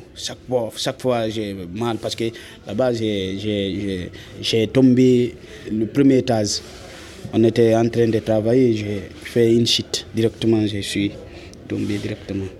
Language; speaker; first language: French; non-native, local second language; Fula